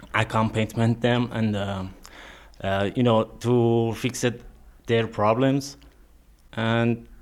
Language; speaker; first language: English; non-native, learner; Persian